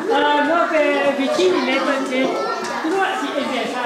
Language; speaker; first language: Italian; non-native, learner; Burmese